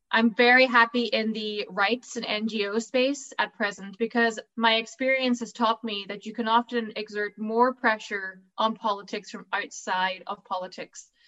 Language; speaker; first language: English; native; English